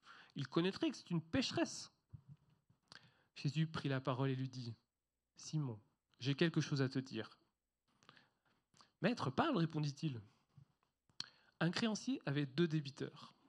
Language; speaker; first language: French; native; French